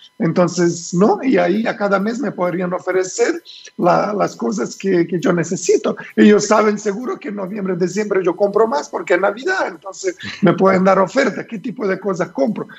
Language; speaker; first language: Spanish; non-native, fluent; Portuguese